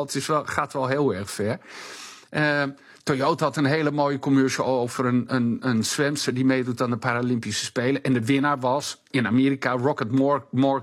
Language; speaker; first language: Dutch; native; Dutch